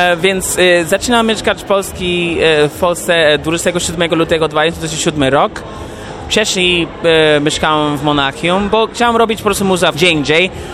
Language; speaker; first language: Polish; non-native, fluent; English